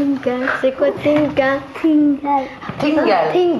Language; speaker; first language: French; non-native, learner; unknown